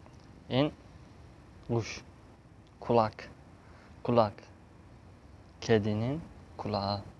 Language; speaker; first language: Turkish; non-native, fluent; Tajik